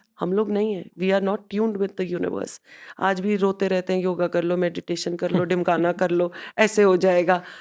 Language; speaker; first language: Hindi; non-native, local second language; Punjabi